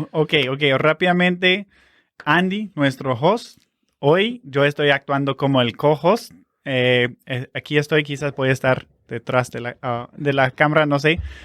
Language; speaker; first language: Spanish; non-native, fluent; English